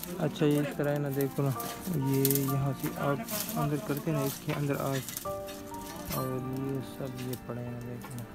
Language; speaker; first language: Urdu; non-native, local second language; Pashto